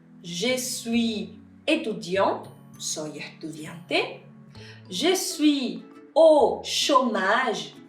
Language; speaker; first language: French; non-native, fluent; Spanish